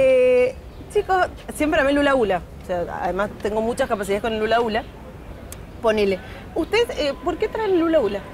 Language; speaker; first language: Spanish; native; Spanish